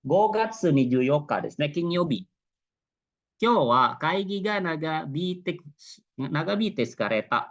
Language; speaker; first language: Japanese; non-native, fluent; Indonesian